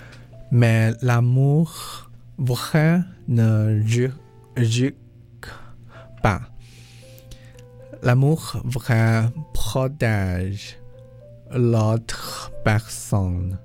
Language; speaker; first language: French; non-native, learner; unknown